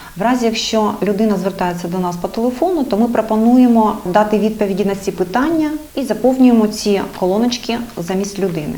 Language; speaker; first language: Ukrainian; native; Ukrainian